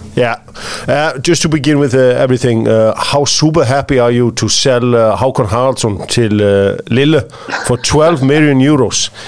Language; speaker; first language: English; non-native, fluent; Icelandic